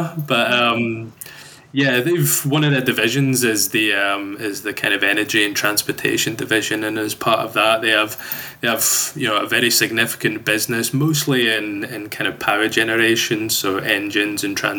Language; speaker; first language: English; native; English